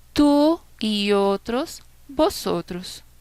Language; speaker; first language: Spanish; non-native, fluent; Portuguese